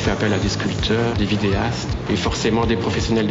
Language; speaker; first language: French; native; French